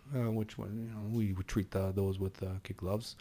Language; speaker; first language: English; non-native, fluent; Hebrew